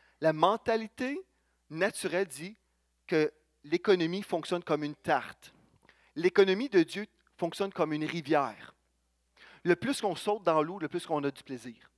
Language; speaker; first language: French; native; French